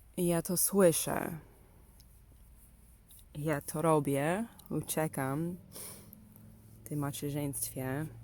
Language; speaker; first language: Polish; non-native, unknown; English